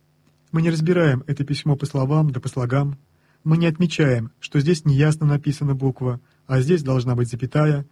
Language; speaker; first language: Russian; native; Russian